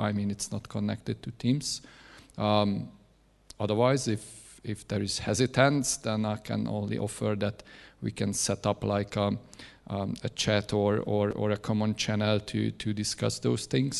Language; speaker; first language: English; non-native, fluent; Hungarian